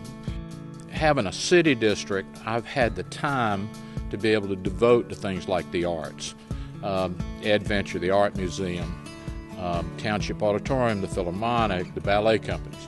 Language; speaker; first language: English; native; English